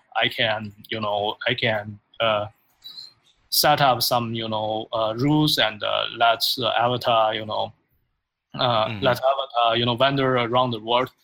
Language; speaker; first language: English; non-native, fluent; Chinese